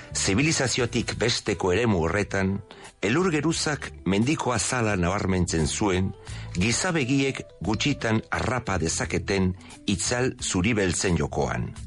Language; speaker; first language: Basque; native; Basque